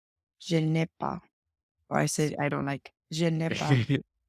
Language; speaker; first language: French; non-native, learner; English